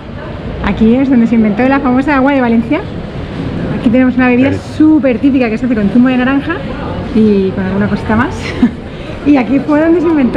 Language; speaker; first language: Spanish; native; Spanish